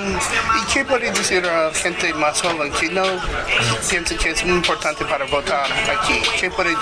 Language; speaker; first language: Spanish; non-native, learner; English